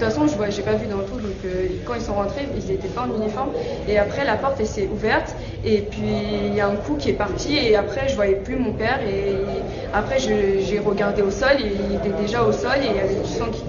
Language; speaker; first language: French; early bilingual, other home language; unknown